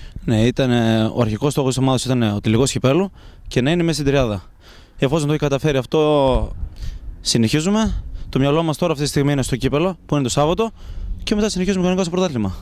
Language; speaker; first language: Greek; native; Greek